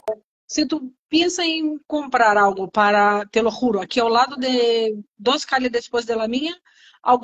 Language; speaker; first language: Spanish; non-native, learner; Portuguese